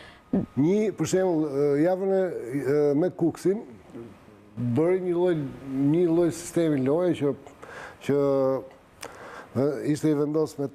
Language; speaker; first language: Albanian; native; Albanian